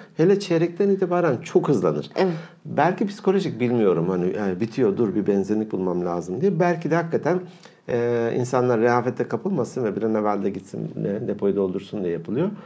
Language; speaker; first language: Turkish; native; Turkish